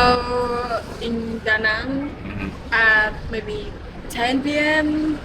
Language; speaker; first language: English; non-native, learner; Vietnamese